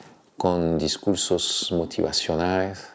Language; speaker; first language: Spanish; non-native, fluent; French